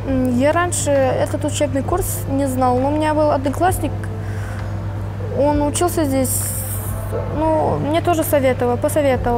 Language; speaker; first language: Russian; non-native, local second language; Uzbek